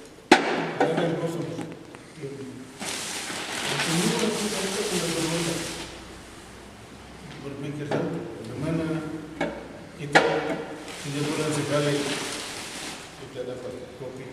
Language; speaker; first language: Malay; non-native, local second language; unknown